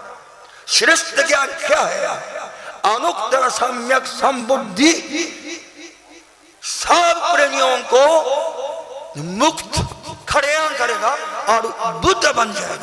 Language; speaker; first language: Hindi; non-native, learner; Japanese